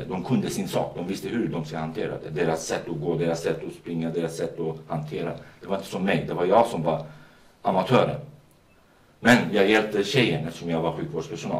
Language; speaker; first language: Swedish; non-native, fluent; Kurdish